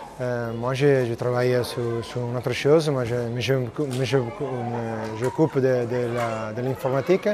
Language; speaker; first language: French; non-native, learner; Italian